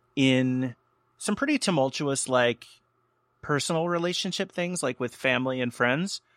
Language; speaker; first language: English; native; English